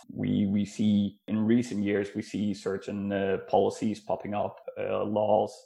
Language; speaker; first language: English; non-native, fluent; Dutch